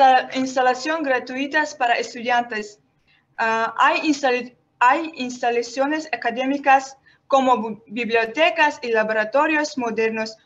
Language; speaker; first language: Spanish; non-native, learner; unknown